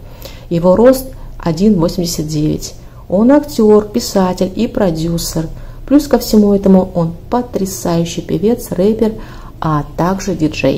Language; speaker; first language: Russian; native; Russian